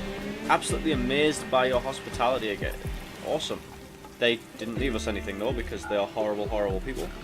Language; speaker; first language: English; native; English